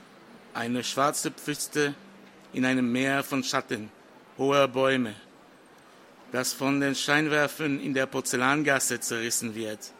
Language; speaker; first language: German; non-native, fluent; French